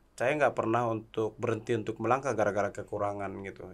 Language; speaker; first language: Indonesian; native; Indonesian